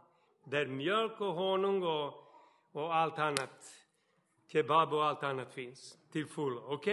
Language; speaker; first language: Swedish; non-native, fluent; Serbian